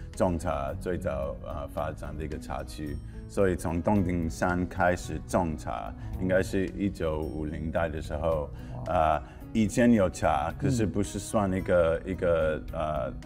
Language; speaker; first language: Chinese; non-native, fluent; English